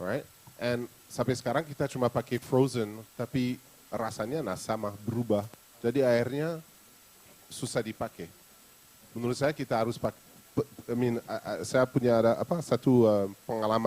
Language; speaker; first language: Indonesian; non-native, fluent; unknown